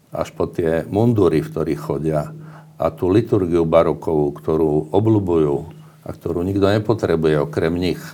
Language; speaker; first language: Slovak; native; Slovak